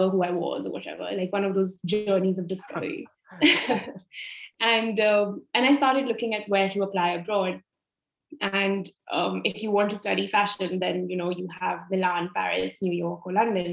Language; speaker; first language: English; non-native, local second language; Hindi